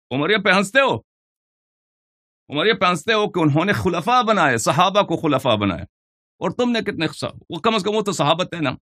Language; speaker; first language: Urdu; non-native, fluent; Persian